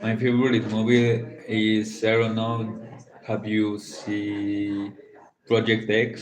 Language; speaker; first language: English; non-native, learner; Spanish